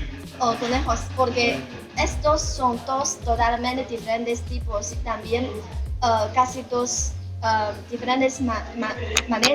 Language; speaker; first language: Spanish; non-native, learner; Chinese